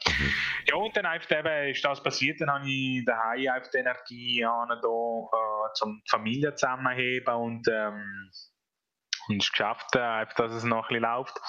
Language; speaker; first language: German; non-native, fluent; Italian